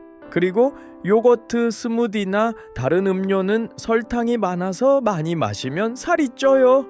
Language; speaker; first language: Korean; non-native, fluent; Uzbek